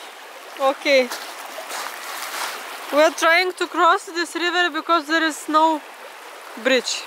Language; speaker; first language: English; non-native, fluent; Lithuanian